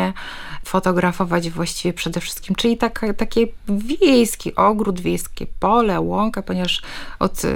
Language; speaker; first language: Polish; native; Polish